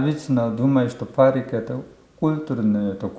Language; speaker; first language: Russian; non-native, learner; Korean